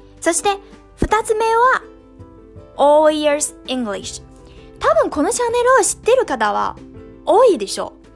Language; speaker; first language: Japanese; non-native, fluent; Chinese